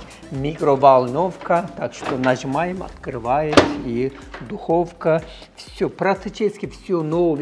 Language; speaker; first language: Russian; non-native, learner; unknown